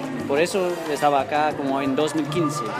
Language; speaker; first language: Spanish; non-native, fluent; English